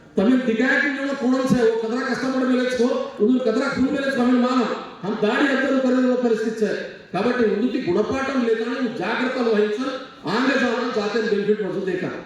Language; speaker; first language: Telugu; non-native, local second language; Lambadi